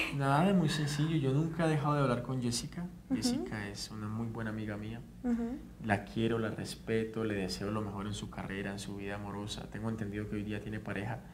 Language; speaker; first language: Spanish; native; Spanish